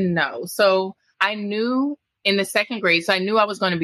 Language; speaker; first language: English; native; English